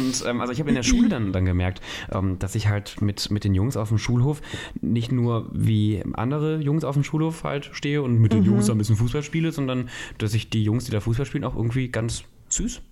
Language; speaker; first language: German; native; German